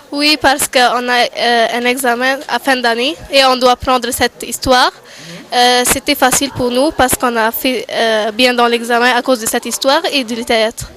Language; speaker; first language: French; non-native, learner; Arabic